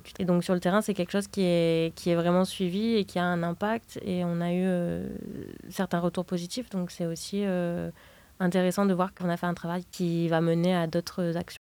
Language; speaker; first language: French; native; French